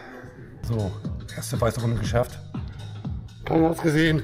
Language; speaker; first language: German; native; German